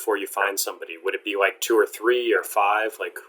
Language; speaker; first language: English; native; English